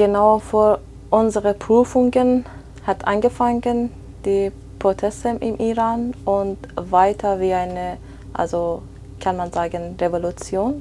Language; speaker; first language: German; non-native, fluent; Persian